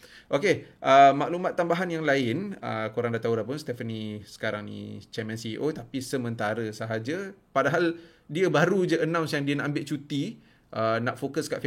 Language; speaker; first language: Malay; native; Malay